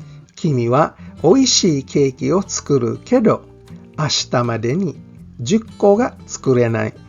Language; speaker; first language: Japanese; non-native, fluent; English